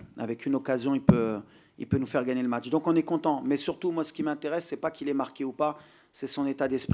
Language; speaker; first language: French; native; French